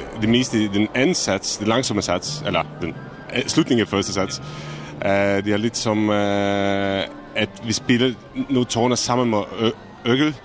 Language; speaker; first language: Danish; non-native, fluent; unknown